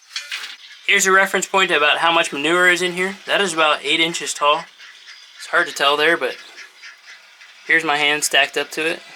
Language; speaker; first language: English; native; English